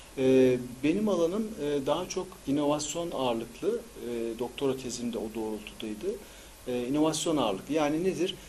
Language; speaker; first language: Turkish; early bilingual, heritage; Turkish